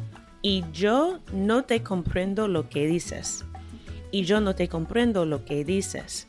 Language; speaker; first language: Spanish; non-native, fluent; English